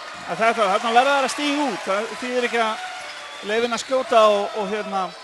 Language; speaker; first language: Icelandic; native; Icelandic